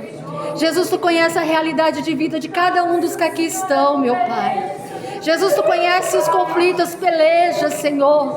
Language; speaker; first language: Portuguese; native; Portuguese